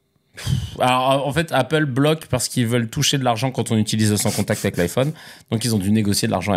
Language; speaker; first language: French; native; French